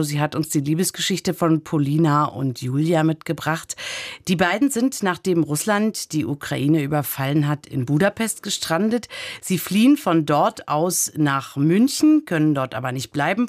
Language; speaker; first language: German; native; German